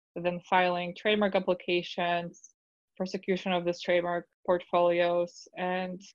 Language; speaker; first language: English; non-native, fluent; Polish